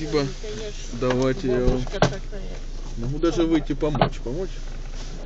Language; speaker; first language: Russian; native; Russian